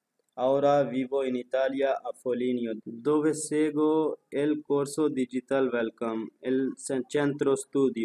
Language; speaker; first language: Italian; non-native, learner; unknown